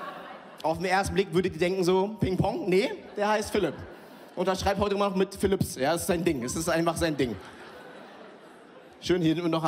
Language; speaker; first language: German; early bilingual, other home language; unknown